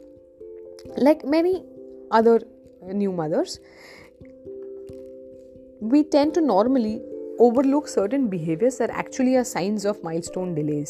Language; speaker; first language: English; non-native, local second language; Hindi